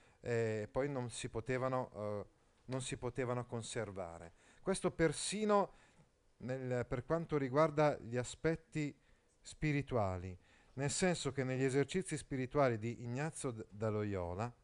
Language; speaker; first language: Italian; native; Italian